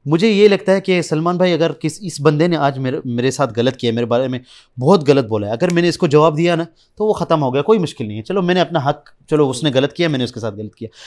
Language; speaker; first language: Urdu; early bilingual, heritage; Urdu